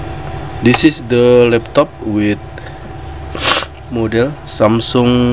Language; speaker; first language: English; non-native, learner; Indonesian